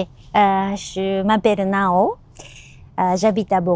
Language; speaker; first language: French; non-native, learner; Japanese